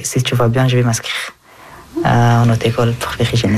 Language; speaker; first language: French; early bilingual, other home language; Persian